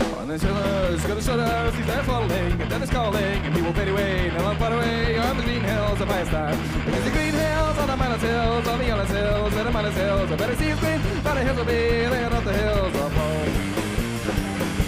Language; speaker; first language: English; native; English